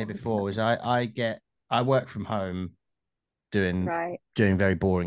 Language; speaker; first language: English; native; English